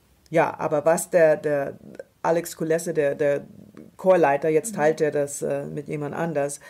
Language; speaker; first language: German; non-native, fluent; English